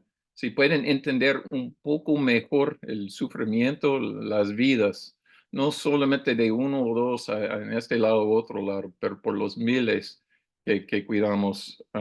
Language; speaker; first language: Spanish; non-native, learner; English